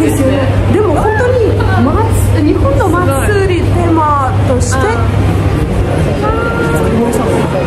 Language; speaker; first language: Japanese; non-native, fluent; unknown